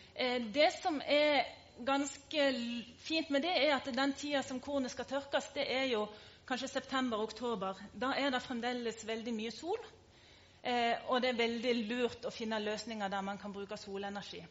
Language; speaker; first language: Norwegian; native; Norwegian